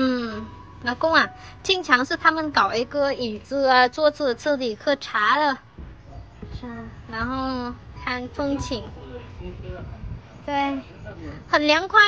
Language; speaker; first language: Chinese; non-native, fluent; Vietnamese